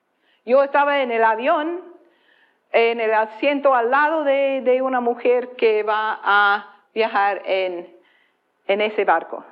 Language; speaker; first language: Spanish; non-native, fluent; English